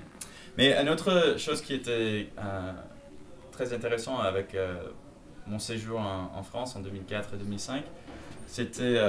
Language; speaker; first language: French; non-native, fluent; English